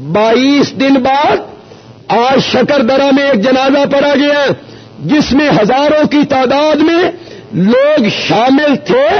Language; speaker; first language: Urdu; non-native, local second language; Punjabi